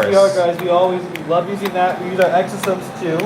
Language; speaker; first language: English; native; English